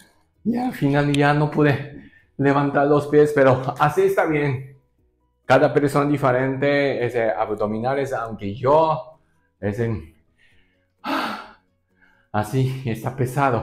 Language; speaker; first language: Spanish; non-native, learner; Japanese